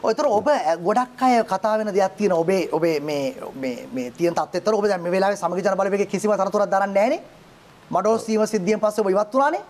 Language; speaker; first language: Sinhala; native; Sinhala